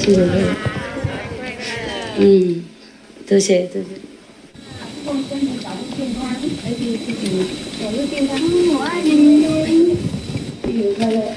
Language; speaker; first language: Chinese; non-native, fluent; Vietnamese